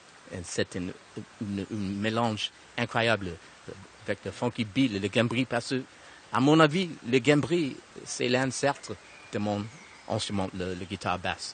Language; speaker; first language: French; non-native, learner; English